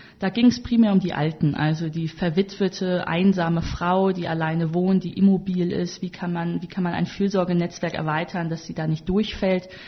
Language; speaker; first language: German; native; German